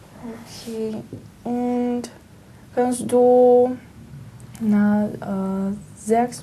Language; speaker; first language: German; non-native, learner; Portuguese